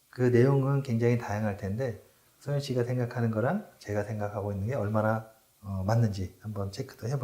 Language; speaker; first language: Korean; native; Korean